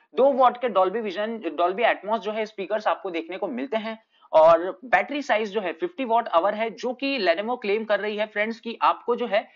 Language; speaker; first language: Hindi; native; Hindi